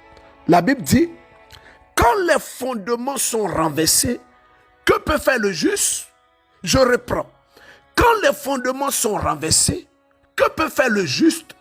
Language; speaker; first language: French; native; French